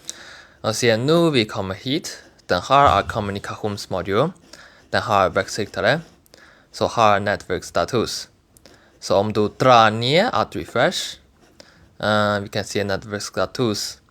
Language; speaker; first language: Swedish; non-native, learner; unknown